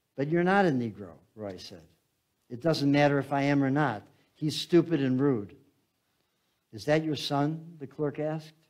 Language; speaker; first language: English; native; English